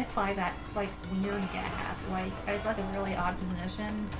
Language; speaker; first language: English; native; English